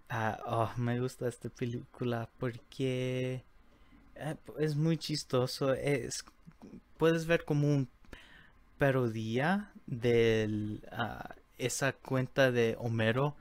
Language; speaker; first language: Spanish; early bilingual, heritage; Spanish